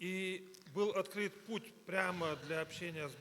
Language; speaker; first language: Russian; native; Russian